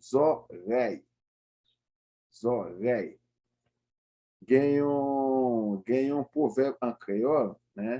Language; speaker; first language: Portuguese; non-native, fluent; Haitian Creole